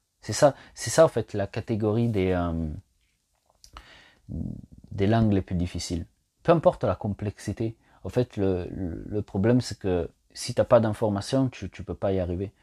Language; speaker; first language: French; non-native, fluent; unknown